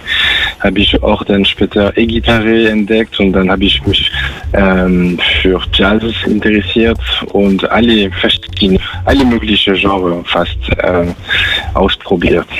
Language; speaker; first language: German; non-native, fluent; French